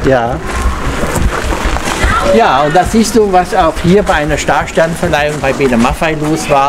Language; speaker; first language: German; native; German